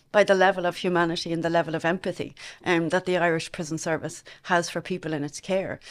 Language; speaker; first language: English; native; English